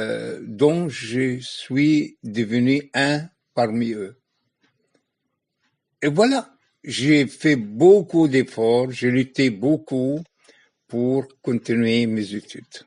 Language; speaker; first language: French; non-native, fluent; Arabic